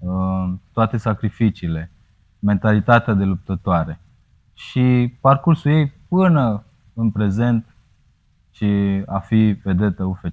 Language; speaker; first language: Romanian; native; Romanian